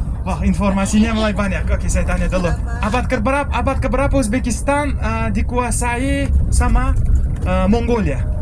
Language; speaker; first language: Indonesian; non-native, fluent; Uzbek